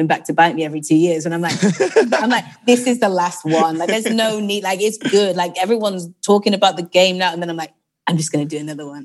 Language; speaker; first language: English; native; English